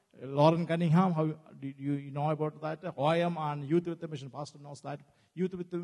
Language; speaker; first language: English; non-native, local second language; Malayalam